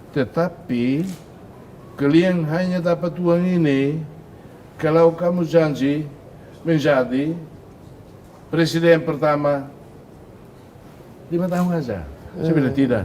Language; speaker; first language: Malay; non-native, fluent; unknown